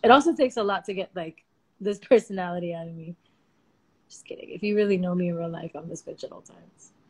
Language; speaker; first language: English; early bilingual, other home language; Spanish